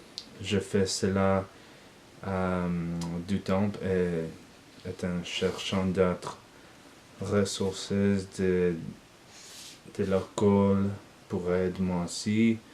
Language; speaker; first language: French; non-native, learner; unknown